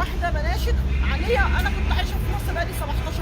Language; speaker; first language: Arabic; native; Arabic